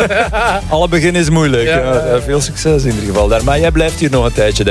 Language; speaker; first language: Dutch; native; Dutch